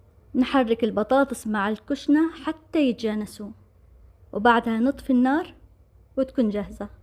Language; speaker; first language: Arabic; native; Arabic